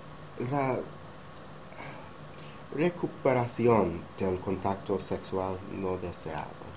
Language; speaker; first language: Spanish; non-native, learner; English